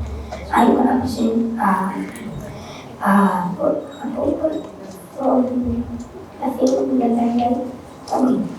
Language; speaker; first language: English; non-native, learner; Spanish